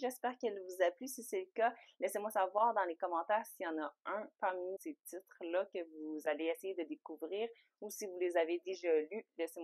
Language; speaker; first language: French; native; French